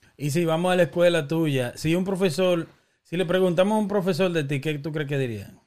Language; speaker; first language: Spanish; native; Spanish